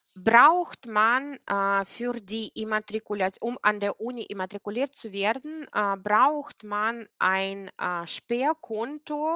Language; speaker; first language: German; non-native, fluent; Ukrainian